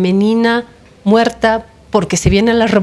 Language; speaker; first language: Spanish; native; Spanish